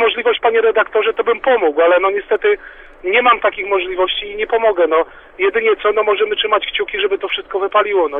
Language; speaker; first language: Polish; native; Polish